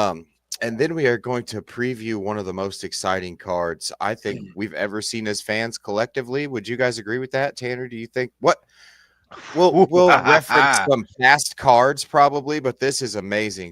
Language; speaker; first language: English; native; English